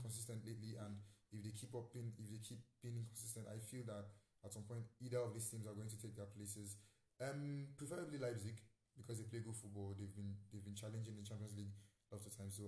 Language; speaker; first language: English; non-native, local second language; Yoruba